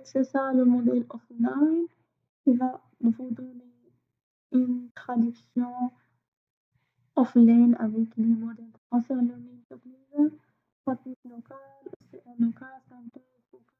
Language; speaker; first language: French; non-native, fluent; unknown